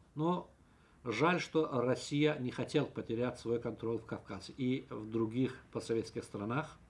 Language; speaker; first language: Russian; non-native, local second language; Azerbaijani